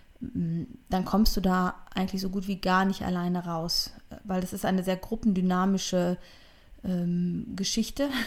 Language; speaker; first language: German; native; German